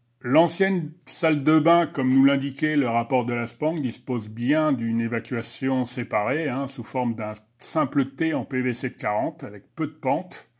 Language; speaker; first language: French; native; French